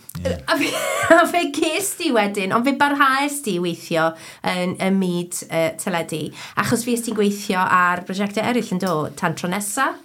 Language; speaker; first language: Welsh; native; Welsh